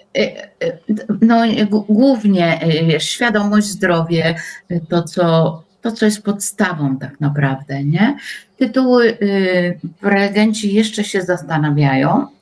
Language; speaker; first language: Polish; native; Polish